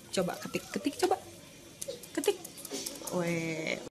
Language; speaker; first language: Indonesian; native; Indonesian